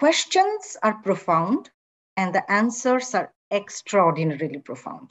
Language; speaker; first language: English; non-native, local second language; Bangla